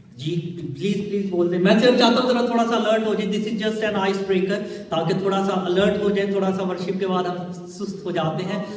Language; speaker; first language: Urdu; non-native, local second language; Punjabi